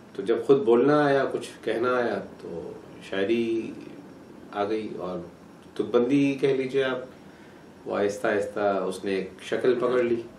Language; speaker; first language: Urdu; non-native, local second language; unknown